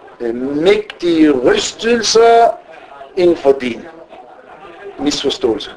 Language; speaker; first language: Danish; early bilingual, other home language; Arabic